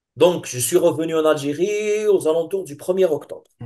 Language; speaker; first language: French; non-native, local second language; Arabic